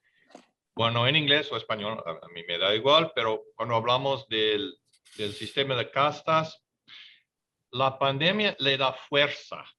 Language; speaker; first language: Spanish; non-native, fluent; English